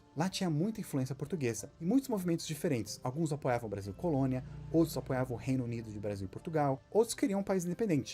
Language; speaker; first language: Portuguese; native; Portuguese